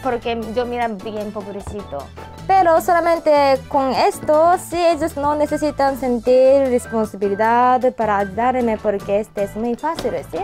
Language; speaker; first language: Spanish; non-native, learner; Japanese